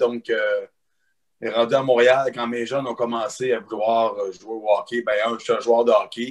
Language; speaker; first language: French; native; French